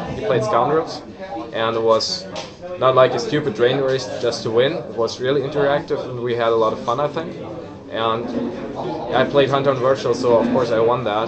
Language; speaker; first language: English; non-native, fluent; German